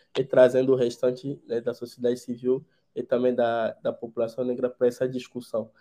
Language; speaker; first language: Portuguese; non-native, fluent; Ewe